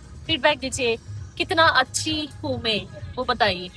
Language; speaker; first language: Hindi; non-native, local second language; Kannada